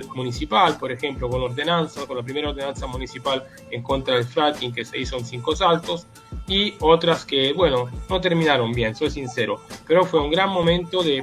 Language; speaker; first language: Spanish; native; Spanish